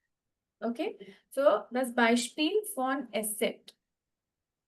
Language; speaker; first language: German; non-native, fluent; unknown